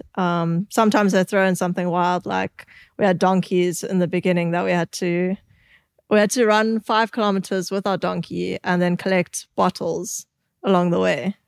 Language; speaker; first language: English; native; English